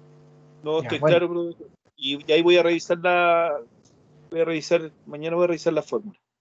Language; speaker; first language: Spanish; native; Spanish